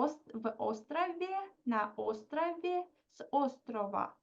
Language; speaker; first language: Russian; non-native, fluent; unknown